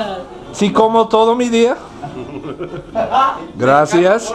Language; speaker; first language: Spanish; non-native, learner; English